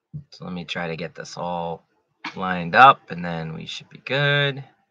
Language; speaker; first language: English; native; English